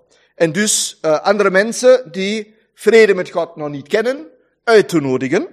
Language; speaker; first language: Dutch; non-native, fluent; German